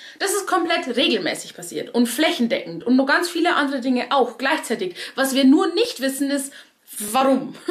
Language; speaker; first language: German; native; German